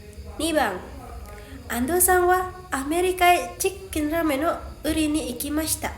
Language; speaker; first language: Japanese; non-native, learner; Indonesian